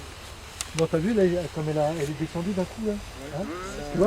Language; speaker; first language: French; native; French